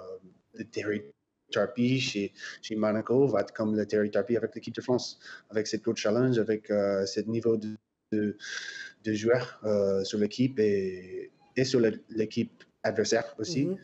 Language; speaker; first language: French; non-native, fluent; English